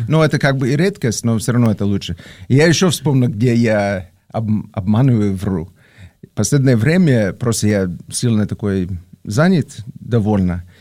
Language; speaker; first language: Russian; non-native, fluent; English